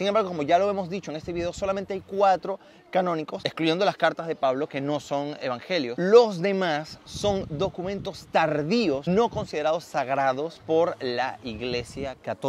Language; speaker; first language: Spanish; native; Spanish